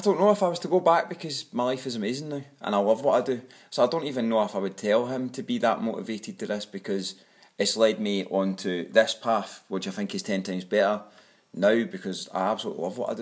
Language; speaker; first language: English; native; English